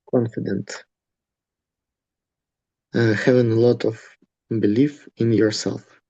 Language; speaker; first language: English; non-native, learner; Russian